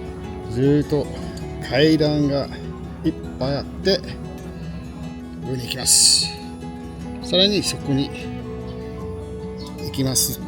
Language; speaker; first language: Japanese; non-native, fluent; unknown